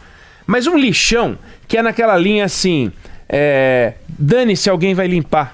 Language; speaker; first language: Portuguese; native; Portuguese